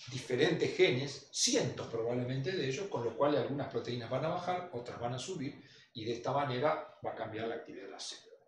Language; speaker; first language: Spanish; native; Spanish